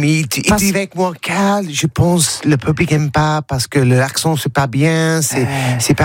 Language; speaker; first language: French; non-native, learner; English